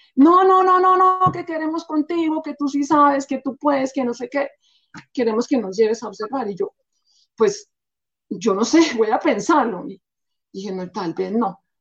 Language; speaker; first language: Spanish; native; Spanish